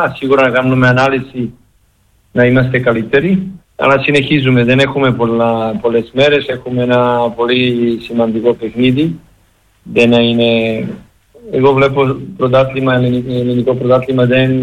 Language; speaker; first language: Greek; non-native, learner; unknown